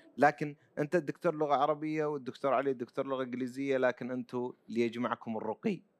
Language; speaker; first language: Arabic; native; Arabic